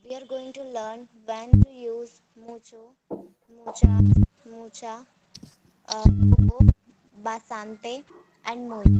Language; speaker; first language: Spanish; non-native, learner; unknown